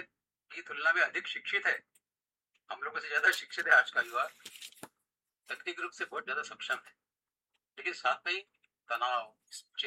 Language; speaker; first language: Hindi; native; Hindi